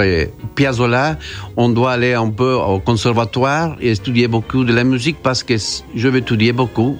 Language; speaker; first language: French; non-native, fluent; Spanish